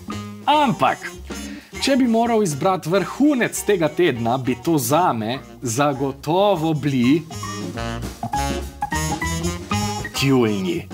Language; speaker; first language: Slovenian; native; Slovenian